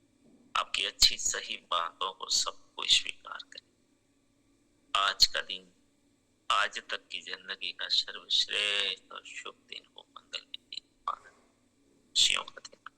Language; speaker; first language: Hindi; native; Hindi